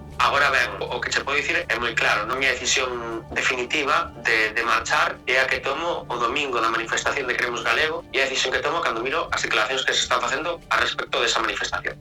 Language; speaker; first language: Galician; non-native, local second language; Spanish